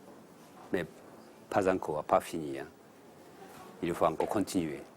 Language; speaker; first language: French; non-native, learner; Japanese